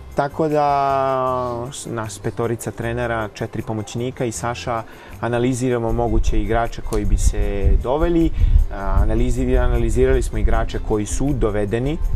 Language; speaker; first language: Serbian; native; Serbian